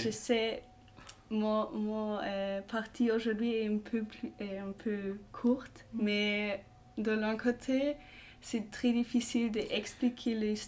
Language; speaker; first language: French; non-native, learner; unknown